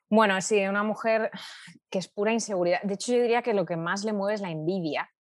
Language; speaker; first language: Spanish; native; Spanish